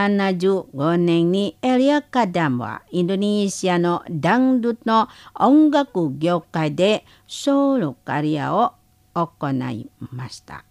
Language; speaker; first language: Japanese; non-native, fluent; Indonesian